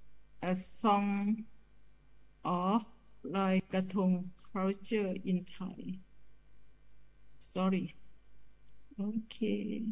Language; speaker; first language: English; non-native, learner; Thai